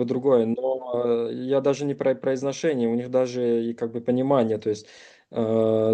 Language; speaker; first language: Russian; native; Russian